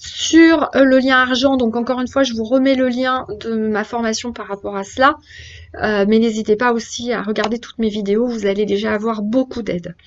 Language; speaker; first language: French; native; French